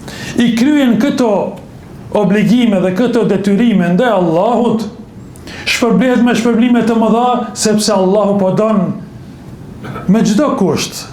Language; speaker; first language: Albanian; native; Albanian